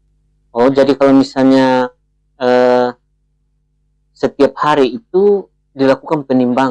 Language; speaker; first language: Indonesian; native; Indonesian